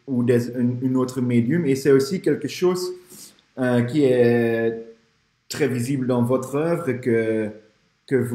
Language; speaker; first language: French; non-native, fluent; Dutch